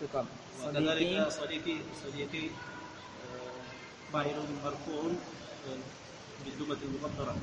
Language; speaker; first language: Arabic; non-native, learner; Indonesian